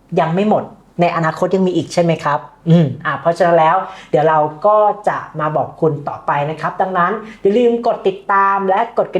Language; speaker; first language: Thai; native; Thai